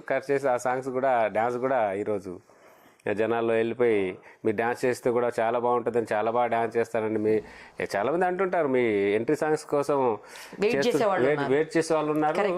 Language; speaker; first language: Telugu; non-native, local second language; Lambadi